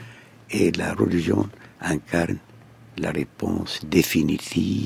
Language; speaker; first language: French; non-native, fluent; Arabic